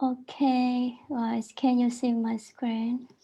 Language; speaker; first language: English; non-native, learner; Vietnamese